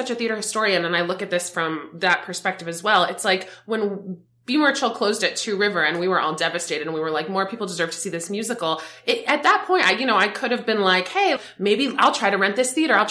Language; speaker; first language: English; native; English